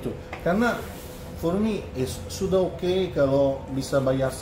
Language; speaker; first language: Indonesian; non-native, learner; English